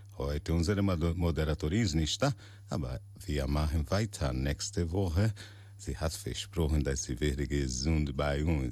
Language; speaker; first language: German; non-native, learner; Portuguese